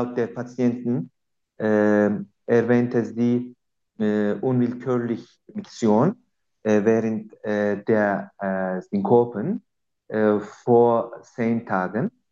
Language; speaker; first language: German; non-native, learner; Turkish